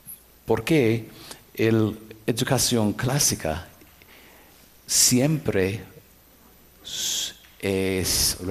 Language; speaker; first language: Spanish; non-native, learner; English